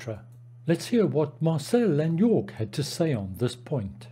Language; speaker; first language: English; native; English